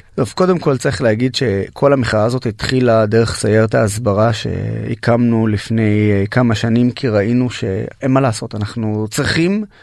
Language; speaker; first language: Hebrew; non-native, local second language; Arabic